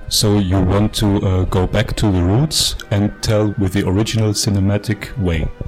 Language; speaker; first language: English; non-native, fluent; German